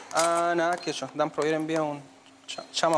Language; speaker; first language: German; non-native, learner; Spanish